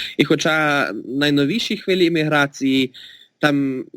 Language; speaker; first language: Ukrainian; early bilingual, heritage; Ukrainian